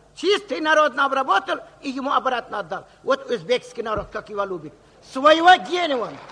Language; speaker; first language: Russian; non-native, local second language; Uzbek